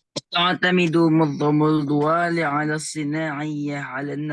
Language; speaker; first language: Arabic; non-native, learner; Indonesian